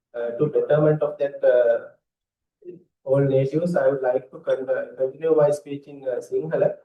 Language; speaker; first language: English; non-native, local second language; Sinhala